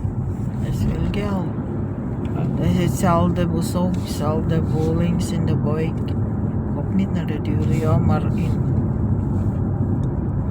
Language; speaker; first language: Dutch; non-native, learner; Filipino